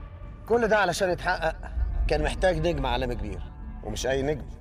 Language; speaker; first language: Arabic; native; Arabic